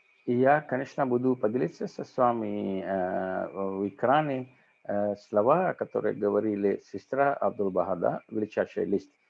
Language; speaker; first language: Russian; non-native, fluent; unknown